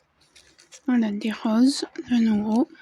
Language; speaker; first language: French; native; French